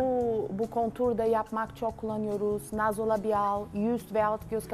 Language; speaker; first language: Turkish; non-native, learner; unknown